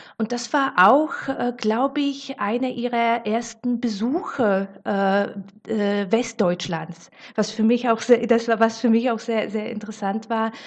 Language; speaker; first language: German; non-native, fluent; Slovak